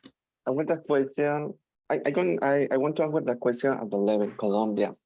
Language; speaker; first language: English; non-native, learner; Spanish